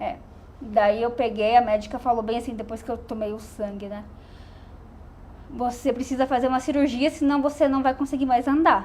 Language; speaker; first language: Portuguese; native; Portuguese